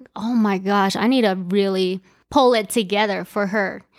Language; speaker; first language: English; early bilingual, other home language; Chinese